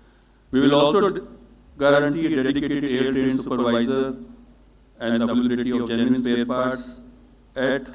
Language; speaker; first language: English; non-native, local second language; Hindi